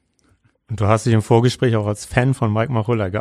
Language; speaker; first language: German; native; German